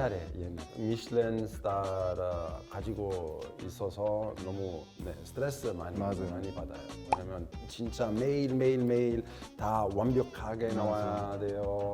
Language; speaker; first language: Korean; non-native, fluent; Italian